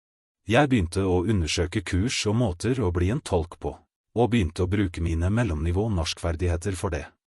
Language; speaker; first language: Norwegian; non-native, fluent; Russian